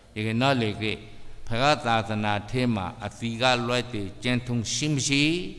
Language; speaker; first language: Burmese; native; Burmese